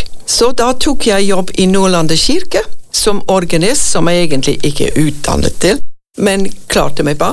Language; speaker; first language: Norwegian; non-native, fluent; English